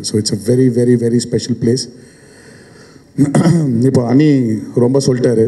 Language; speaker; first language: Tamil; non-native, fluent; Telugu